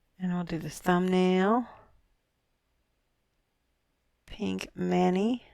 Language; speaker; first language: English; native; English